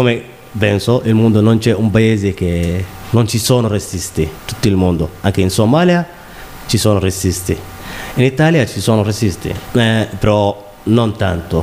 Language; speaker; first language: Italian; non-native, learner; Somali